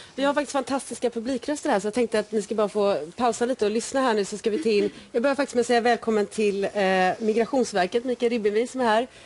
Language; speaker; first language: Swedish; native; Swedish